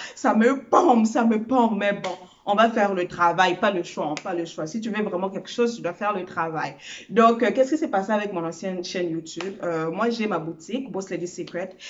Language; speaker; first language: French; early bilingual, other home language; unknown